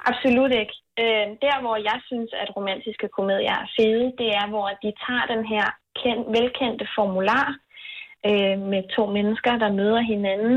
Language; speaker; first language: Danish; native; Danish